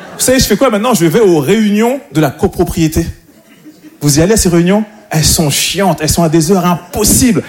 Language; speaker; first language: French; native; French